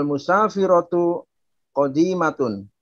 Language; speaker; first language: Arabic; non-native, learner; Indonesian